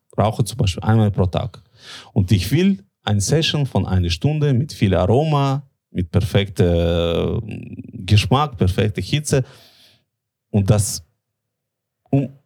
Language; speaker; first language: German; non-native, fluent; Russian